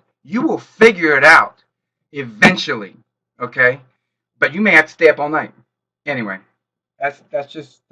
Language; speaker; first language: English; native; English